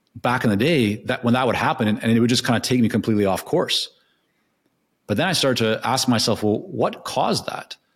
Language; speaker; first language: English; non-native, fluent; Hebrew